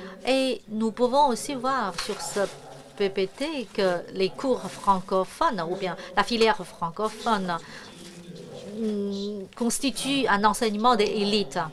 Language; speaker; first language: French; non-native, fluent; Chinese